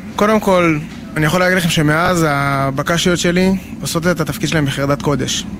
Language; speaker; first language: Hebrew; native; Hebrew